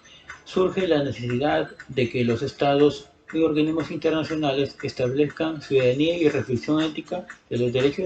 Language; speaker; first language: Spanish; native; Spanish